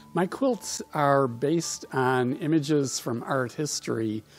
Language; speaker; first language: English; native; English